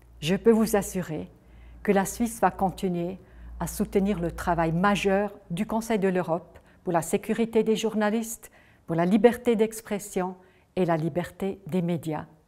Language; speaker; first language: French; non-native, local second language; German